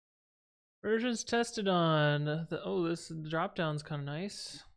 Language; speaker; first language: English; native; English